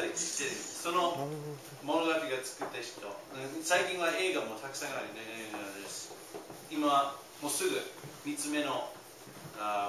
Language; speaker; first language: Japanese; non-native, fluent; English